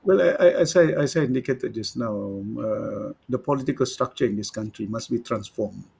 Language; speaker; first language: English; non-native, local second language; Malay